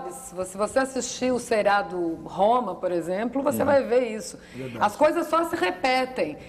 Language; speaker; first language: Portuguese; native; Portuguese